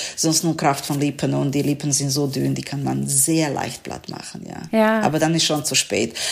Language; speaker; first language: German; non-native, learner; Serbian